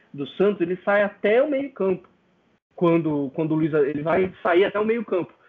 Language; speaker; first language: Portuguese; native; Portuguese